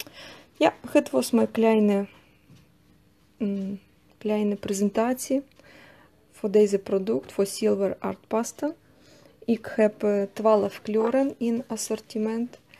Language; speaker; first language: Dutch; non-native, learner; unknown